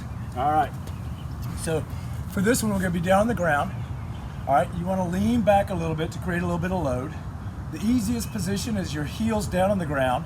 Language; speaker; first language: English; native; English